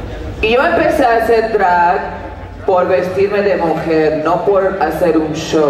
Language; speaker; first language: Spanish; early bilingual, heritage; Spanish